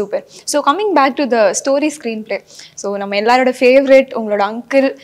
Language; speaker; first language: Tamil; native; Tamil